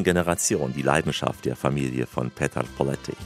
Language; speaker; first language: German; native; German